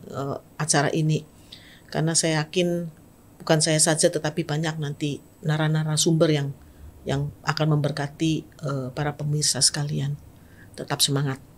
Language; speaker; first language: Indonesian; native; Indonesian